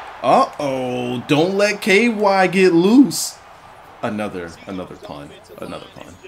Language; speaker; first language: English; native; English